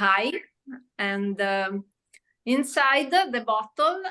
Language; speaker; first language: English; non-native, learner; Italian